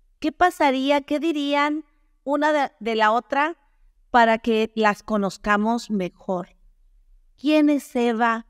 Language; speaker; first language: Spanish; native; Spanish